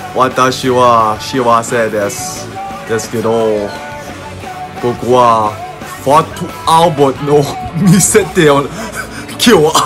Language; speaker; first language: Japanese; non-native, learner; English